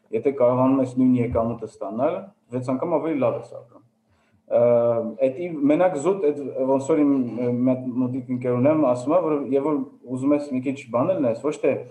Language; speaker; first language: Armenian; early bilingual, heritage; Armenian